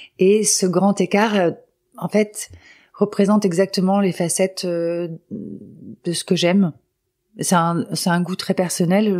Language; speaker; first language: French; non-native, local second language; Arabic